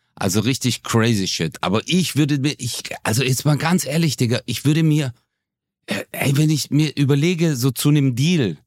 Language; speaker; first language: German; native; German